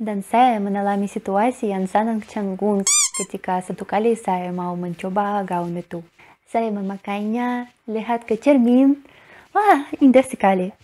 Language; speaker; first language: Indonesian; non-native, learner; Russian